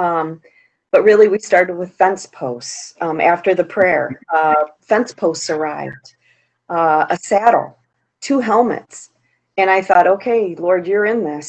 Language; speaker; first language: English; native; English